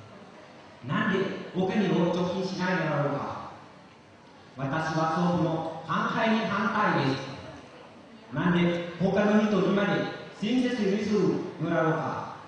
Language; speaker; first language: Japanese; non-native, learner; Lao